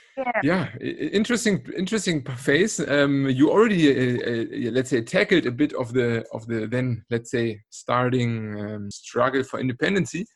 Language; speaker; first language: English; non-native, fluent; German